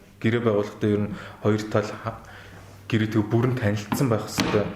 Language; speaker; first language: Mongolian; native; Mongolian